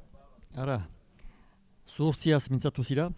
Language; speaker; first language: Basque; native; Basque